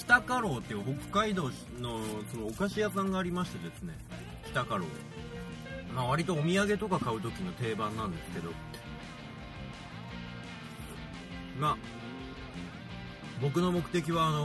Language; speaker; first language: Japanese; native; Japanese